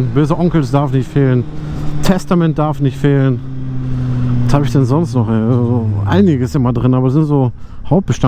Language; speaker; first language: German; native; German